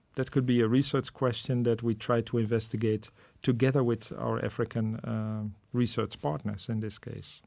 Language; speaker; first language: English; non-native, fluent; Dutch